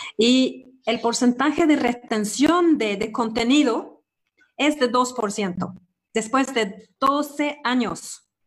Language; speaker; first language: Spanish; non-native, fluent; Swedish